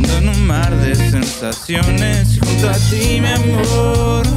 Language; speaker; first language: Spanish; native; Spanish